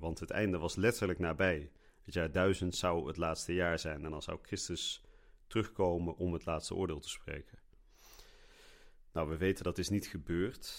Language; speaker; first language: Dutch; native; Dutch